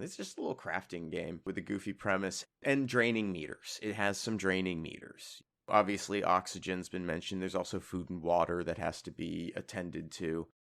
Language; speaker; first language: English; native; English